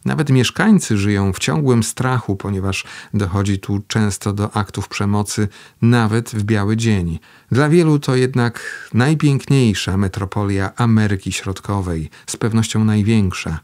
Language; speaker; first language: Polish; native; Polish